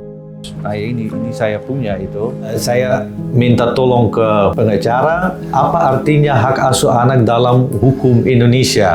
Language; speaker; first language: Indonesian; non-native, learner; Dutch